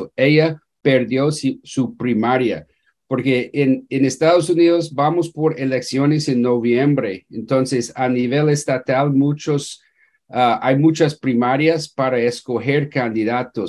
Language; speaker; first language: Spanish; non-native, fluent; English